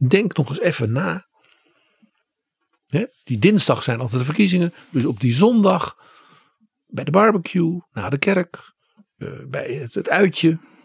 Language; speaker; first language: Dutch; native; Dutch